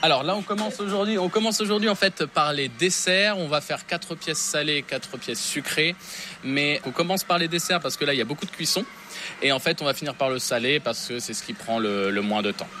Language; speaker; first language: French; native; French